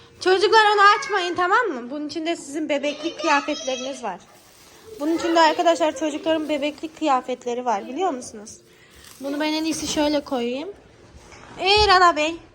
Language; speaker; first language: Turkish; native; Turkish